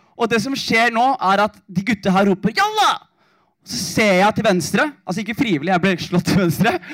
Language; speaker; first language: Norwegian; early bilingual, other home language; Somali